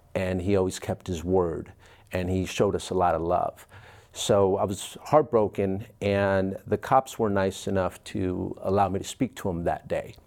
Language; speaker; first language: English; early bilingual, other home language; Spanish